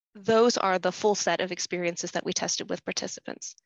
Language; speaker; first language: English; native; English